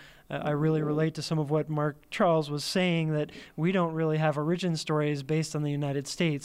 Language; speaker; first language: English; native; English